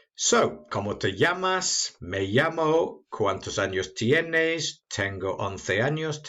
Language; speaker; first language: Spanish; non-native, learner; English